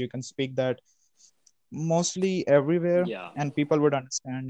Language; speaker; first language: English; non-native, local second language; Hindi